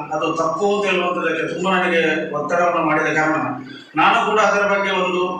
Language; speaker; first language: Kannada; non-native, local second language; Tulu